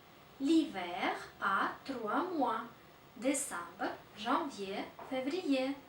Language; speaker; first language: French; non-native, fluent; Russian